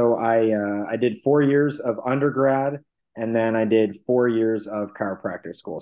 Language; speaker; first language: English; native; English